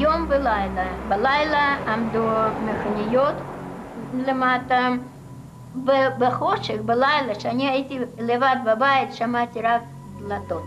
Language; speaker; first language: Hebrew; non-native, fluent; Russian